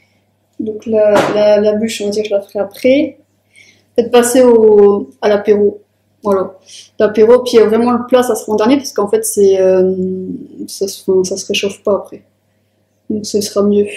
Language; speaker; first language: French; native; French